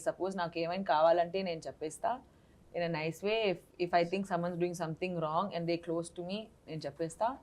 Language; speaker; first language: Telugu; non-native, local second language; Tamil